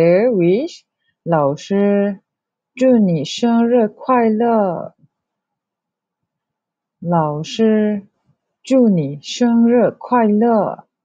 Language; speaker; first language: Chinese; non-native, local second language; Malay